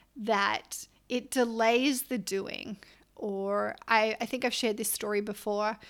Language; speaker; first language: English; native; English